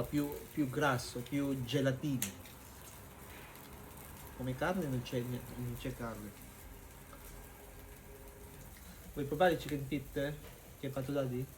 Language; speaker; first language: Italian; non-native, fluent; Filipino